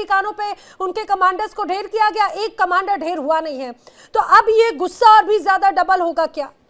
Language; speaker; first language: Hindi; native; Hindi